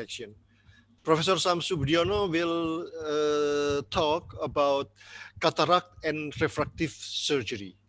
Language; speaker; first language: English; non-native, learner; Indonesian